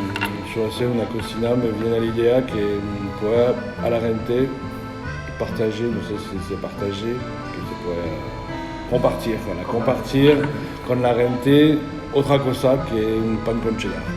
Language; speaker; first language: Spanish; non-native, learner; French